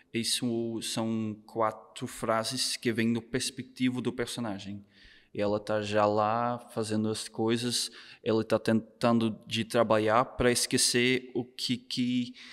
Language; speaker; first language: Portuguese; non-native, fluent; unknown